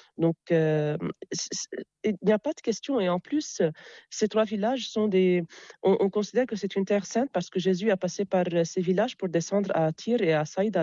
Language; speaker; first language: French; non-native, local second language; Arabic